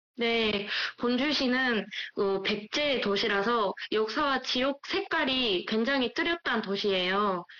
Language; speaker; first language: Korean; non-native, fluent; Japanese